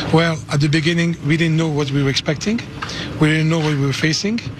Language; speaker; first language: English; non-native, fluent; French